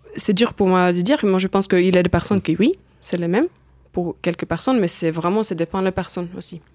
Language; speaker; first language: French; non-native, fluent; Finnish